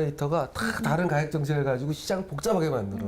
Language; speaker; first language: Korean; native; Korean